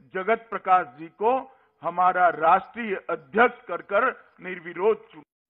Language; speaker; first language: Hindi; non-native, local second language; Gujarati